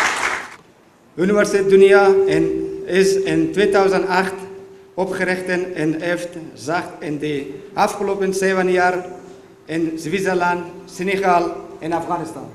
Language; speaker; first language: Dutch; non-native, fluent; Persian